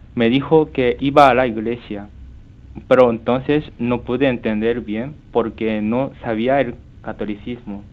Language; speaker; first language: Spanish; non-native, fluent; Japanese